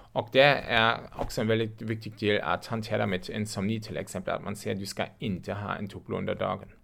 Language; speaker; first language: Swedish; non-native, fluent; German